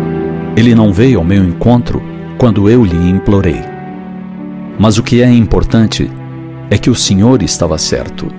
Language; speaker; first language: Portuguese; native; Portuguese